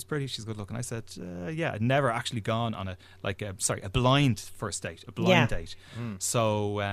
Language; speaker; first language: English; native; English